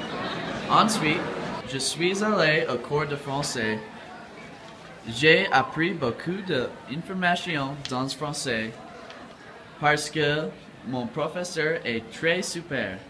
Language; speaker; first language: French; non-native, learner; English